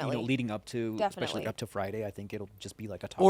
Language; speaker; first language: English; native; English